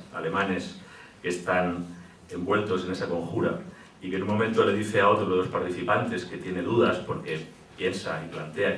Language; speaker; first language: Spanish; native; Spanish